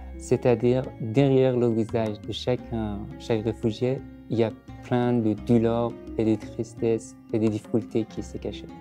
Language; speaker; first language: French; non-native, fluent; Persian